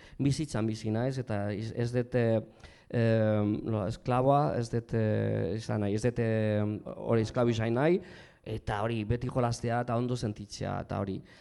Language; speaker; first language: Basque; non-native, local second language; Spanish